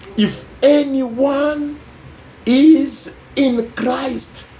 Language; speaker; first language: English; non-native, local second language; Swahili